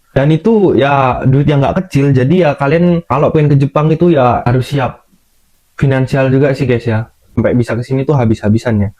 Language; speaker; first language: Indonesian; native; Indonesian